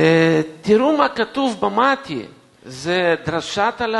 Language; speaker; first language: Hebrew; non-native, fluent; Russian